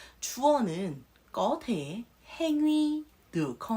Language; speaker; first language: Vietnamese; non-native, fluent; Korean